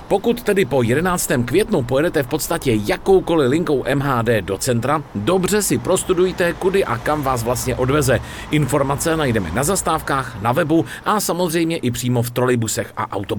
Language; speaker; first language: Czech; native; Czech